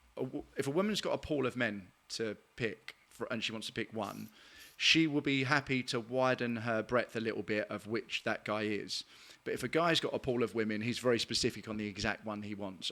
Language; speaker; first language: English; native; English